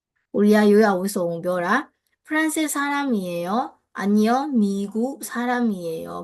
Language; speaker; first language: Korean; non-native, fluent; Burmese